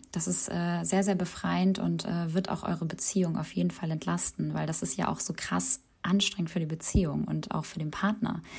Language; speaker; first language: German; early bilingual, other home language; Albanian